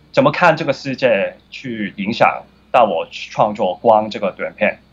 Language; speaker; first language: Chinese; non-native, fluent; Cantonese